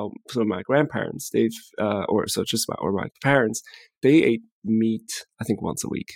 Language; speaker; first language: English; non-native, fluent; Swiss German